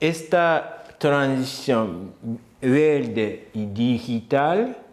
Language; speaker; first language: Spanish; non-native, fluent; Japanese